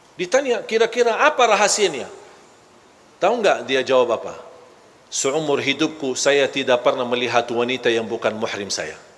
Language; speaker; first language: Malay; non-native, fluent; Arabic